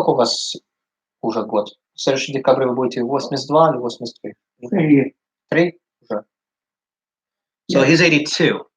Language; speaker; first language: Russian; early bilingual, heritage; English